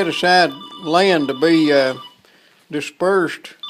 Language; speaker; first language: English; native; English